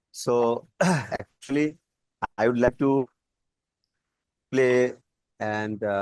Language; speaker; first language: English; non-native, learner; Bangla